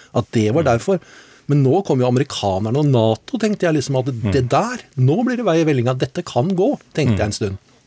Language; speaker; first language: Norwegian; native; Norwegian